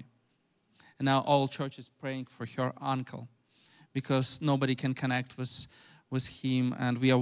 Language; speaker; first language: English; non-native, fluent; Ukrainian